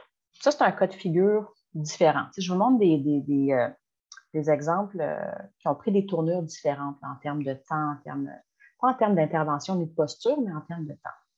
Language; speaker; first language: French; native; French